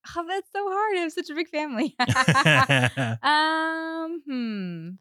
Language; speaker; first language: English; non-native, fluent; Spanish